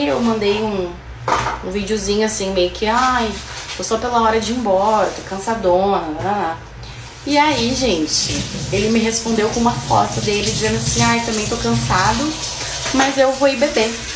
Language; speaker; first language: Portuguese; native; Portuguese